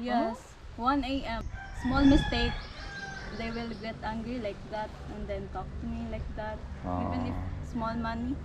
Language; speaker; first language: English; non-native, learner; Filipino